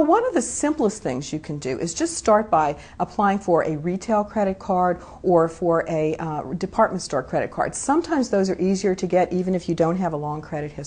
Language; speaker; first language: English; native; English